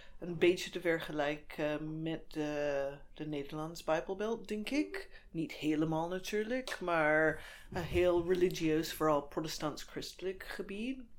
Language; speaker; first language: Dutch; non-native, fluent; English